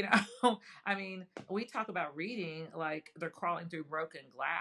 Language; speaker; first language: English; native; English